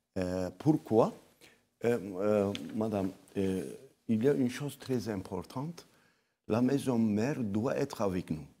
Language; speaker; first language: French; non-native, local second language; Arabic